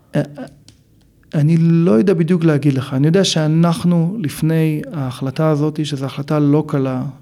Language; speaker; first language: Hebrew; native; Hebrew